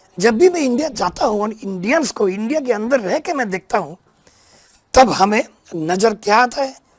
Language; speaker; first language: Hindi; non-native, local second language; Bangla